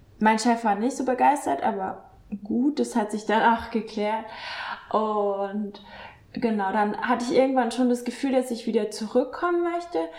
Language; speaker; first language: German; native; German